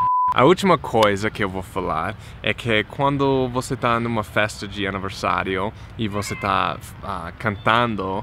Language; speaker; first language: Portuguese; non-native, fluent; English